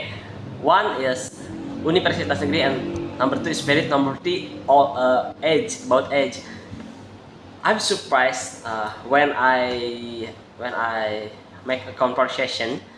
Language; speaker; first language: English; non-native, learner; Indonesian